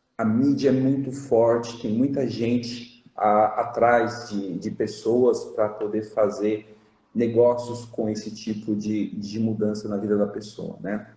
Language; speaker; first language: Portuguese; native; Portuguese